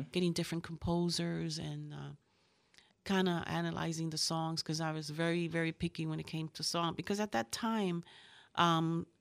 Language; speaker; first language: English; early bilingual, other home language; Spanish